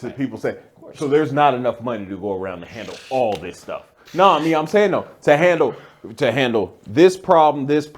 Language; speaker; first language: English; native; English